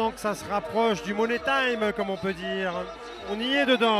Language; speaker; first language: French; native; French